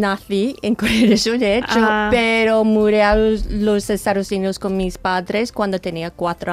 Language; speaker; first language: Spanish; non-native, fluent; English